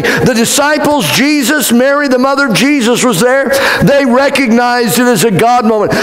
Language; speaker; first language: English; native; English